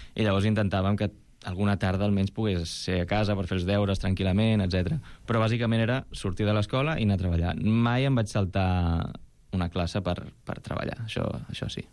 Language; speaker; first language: Catalan; non-native, local second language; Spanish